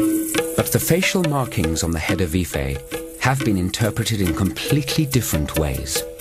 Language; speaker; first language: English; native; English